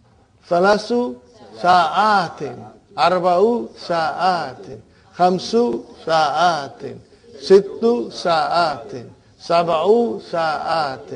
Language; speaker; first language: Arabic; non-native, fluent; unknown